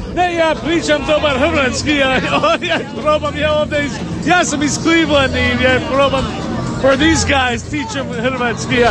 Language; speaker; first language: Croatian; early bilingual, heritage; Croatian